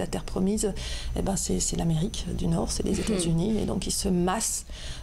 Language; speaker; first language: French; native; French